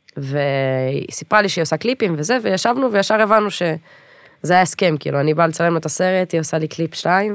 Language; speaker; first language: Hebrew; native; Hebrew